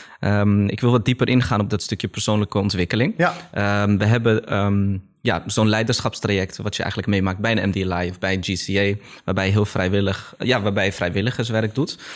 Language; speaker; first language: Dutch; early bilingual, other home language; Arabic